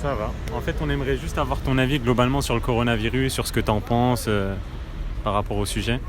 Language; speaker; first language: French; native; French